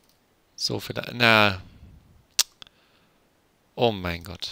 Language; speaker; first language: German; native; German